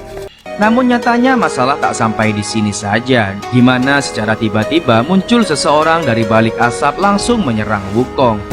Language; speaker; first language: Indonesian; native; Indonesian